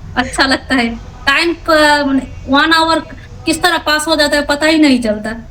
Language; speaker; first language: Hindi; non-native, local second language; Bangla